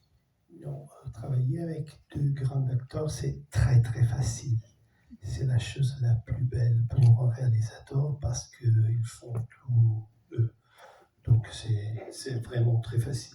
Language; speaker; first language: French; non-native, fluent; Italian